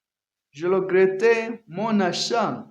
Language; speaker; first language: French; non-native, learner; Kinyarwanda